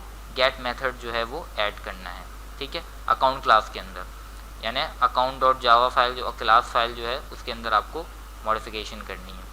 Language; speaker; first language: Hindi; native; Hindi